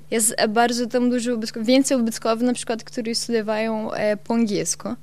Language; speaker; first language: Polish; non-native, learner; Portuguese